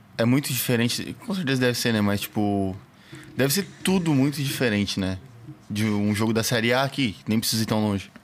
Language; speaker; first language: Portuguese; native; Portuguese